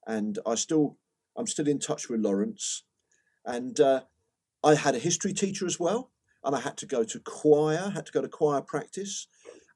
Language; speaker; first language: English; native; English